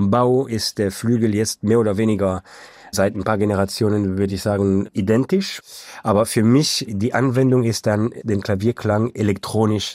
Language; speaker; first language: German; non-native, local second language; Luxembourgish